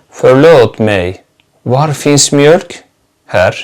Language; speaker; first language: Swedish; non-native, fluent; Turkish